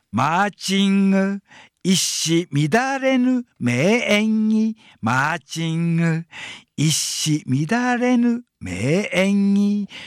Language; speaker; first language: Japanese; native; Japanese